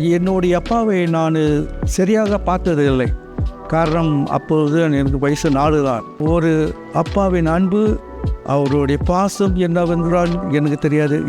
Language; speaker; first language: Tamil; non-native, local second language; Chinese